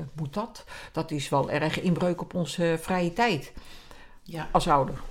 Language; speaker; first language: Dutch; native; Dutch